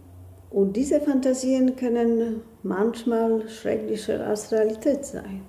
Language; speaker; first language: German; non-native, fluent; Polish